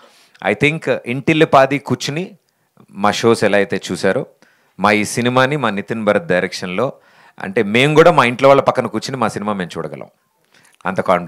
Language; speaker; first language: Telugu; native; Telugu